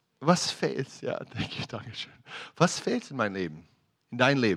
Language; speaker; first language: German; non-native, fluent; English